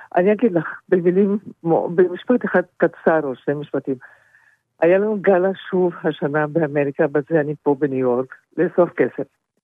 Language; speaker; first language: Hebrew; non-native, fluent; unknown